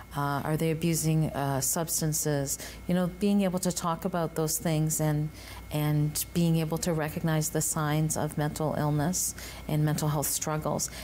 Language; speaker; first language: English; native; English